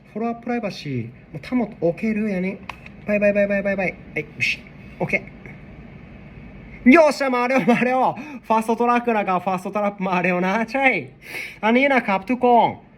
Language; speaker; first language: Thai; non-native, learner; Japanese